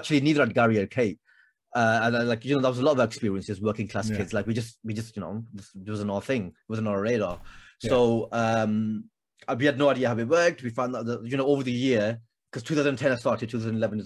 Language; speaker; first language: English; native; English